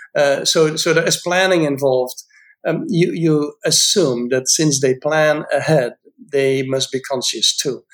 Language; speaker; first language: English; non-native, fluent; Dutch